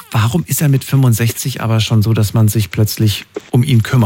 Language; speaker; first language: German; native; German